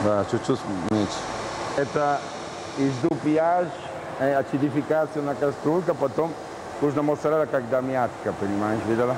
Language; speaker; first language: Russian; non-native, learner; Italian